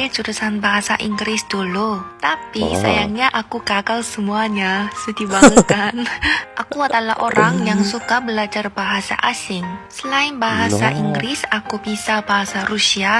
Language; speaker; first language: Indonesian; non-native, fluent; Korean